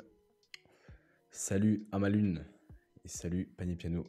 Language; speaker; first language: French; native; French